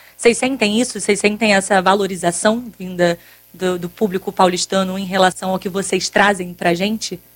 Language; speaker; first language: Portuguese; native; Portuguese